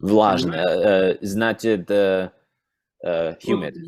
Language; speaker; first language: Russian; non-native, learner; English